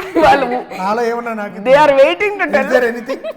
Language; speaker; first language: Telugu; native; Telugu